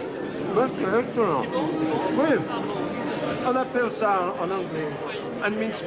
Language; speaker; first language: French; non-native, learner; English